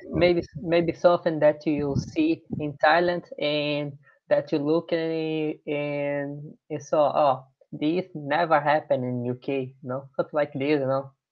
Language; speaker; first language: English; non-native, learner; Portuguese